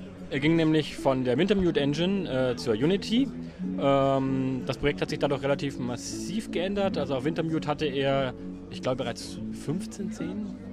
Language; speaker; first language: German; native; German